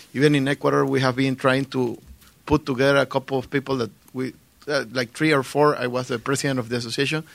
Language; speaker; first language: English; non-native, learner; Spanish